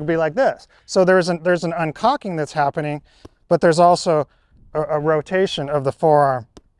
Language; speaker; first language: English; native; English